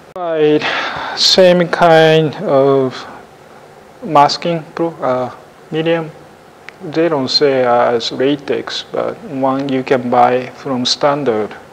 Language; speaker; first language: English; non-native, fluent; Japanese